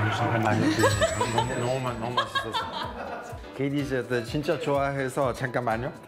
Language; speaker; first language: Korean; non-native, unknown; Italian